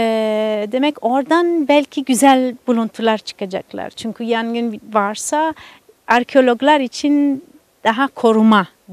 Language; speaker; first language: Turkish; non-native, learner; Italian